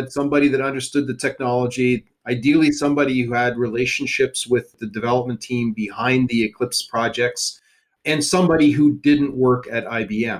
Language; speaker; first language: English; native; English